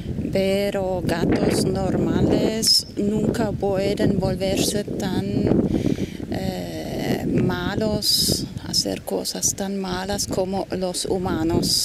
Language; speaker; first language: Spanish; non-native, fluent; German